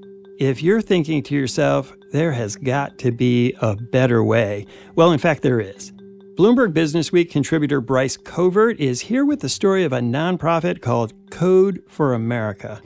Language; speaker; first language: English; native; English